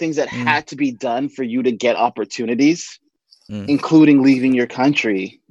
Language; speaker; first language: English; native; English